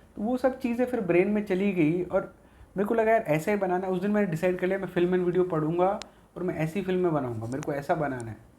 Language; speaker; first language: Hindi; non-native, local second language; Haryanvi